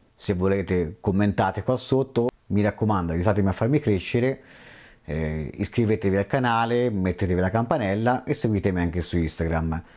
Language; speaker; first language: Italian; native; Italian